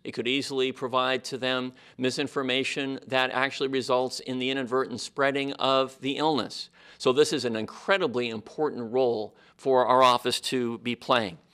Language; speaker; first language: English; native; English